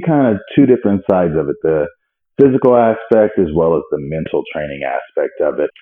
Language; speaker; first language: English; native; English